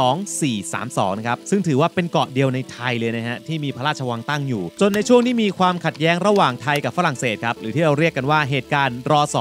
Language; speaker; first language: Thai; native; Thai